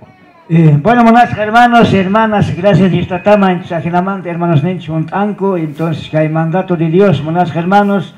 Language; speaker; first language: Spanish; non-native, local second language; Quechua